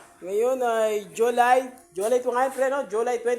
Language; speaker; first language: Filipino; native; Filipino